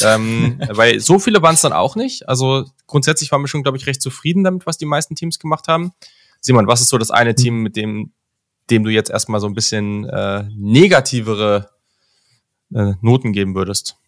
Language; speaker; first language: German; native; German